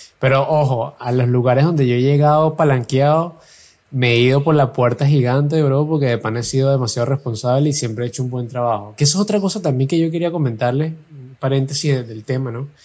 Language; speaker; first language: Spanish; native; Spanish